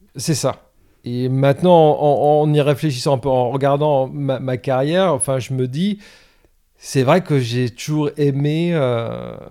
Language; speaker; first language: French; native; French